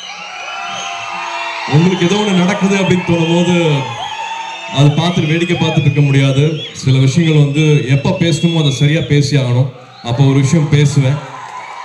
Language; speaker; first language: Tamil; native; Tamil